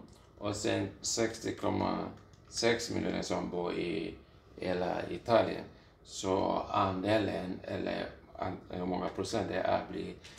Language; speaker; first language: Swedish; non-native, fluent; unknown